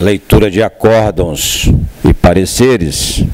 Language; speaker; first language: Portuguese; native; Portuguese